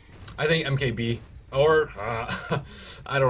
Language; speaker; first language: English; native; English